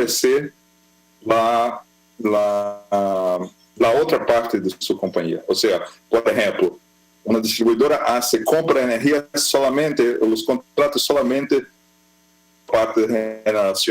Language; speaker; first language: Spanish; non-native, fluent; Portuguese